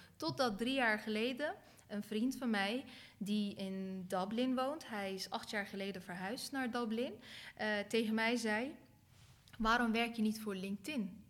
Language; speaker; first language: Dutch; early bilingual, other home language; Turkish